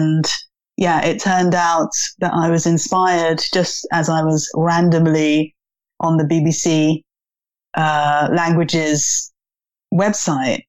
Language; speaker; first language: English; native; English